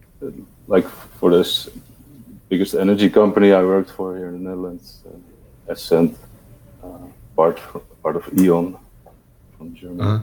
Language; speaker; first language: English; non-native, fluent; Dutch